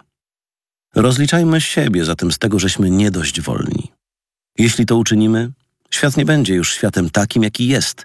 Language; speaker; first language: Polish; native; Polish